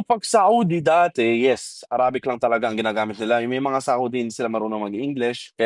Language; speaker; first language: Filipino; non-native, fluent; Arabic